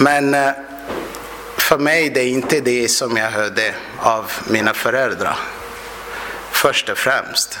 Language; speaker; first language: Swedish; non-native, fluent; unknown